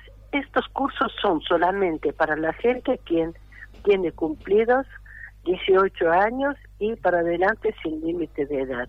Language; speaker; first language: Spanish; non-native, fluent; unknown